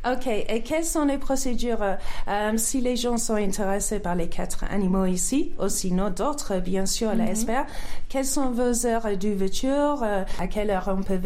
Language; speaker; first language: French; non-native, learner; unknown